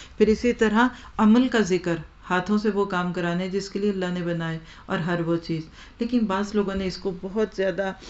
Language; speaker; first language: Urdu; non-native, local second language; Punjabi